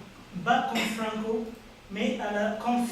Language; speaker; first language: French; non-native, learner; Arabic